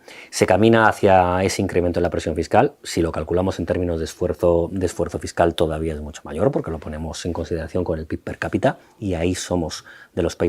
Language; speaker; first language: Spanish; native; Spanish